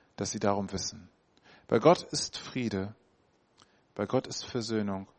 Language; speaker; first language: German; native; German